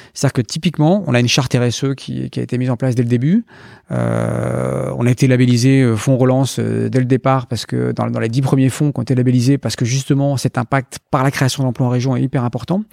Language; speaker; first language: French; native; French